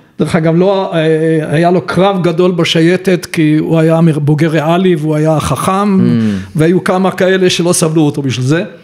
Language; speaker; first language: Hebrew; native; Hebrew